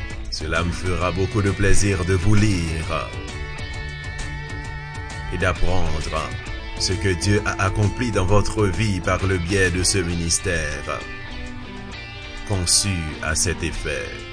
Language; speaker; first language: French; native; French